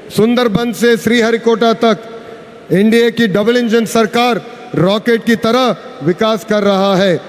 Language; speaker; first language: Hindi; non-native, local second language; Telugu